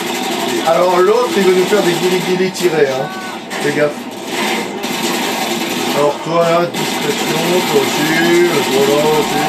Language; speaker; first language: French; native; French